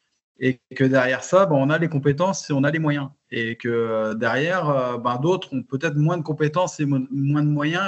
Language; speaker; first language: French; native; French